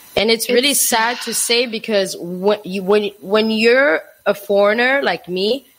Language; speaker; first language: English; non-native, fluent; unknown